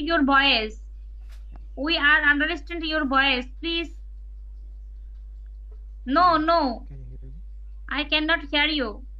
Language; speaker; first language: English; non-native, learner; Bangla